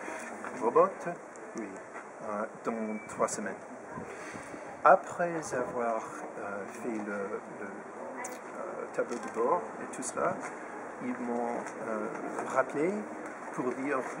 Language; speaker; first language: French; non-native, fluent; English